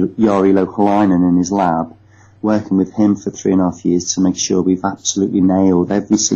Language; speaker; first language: English; native; English